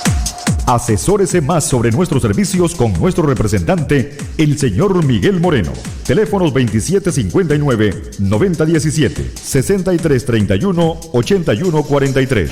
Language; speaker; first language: Spanish; native; Spanish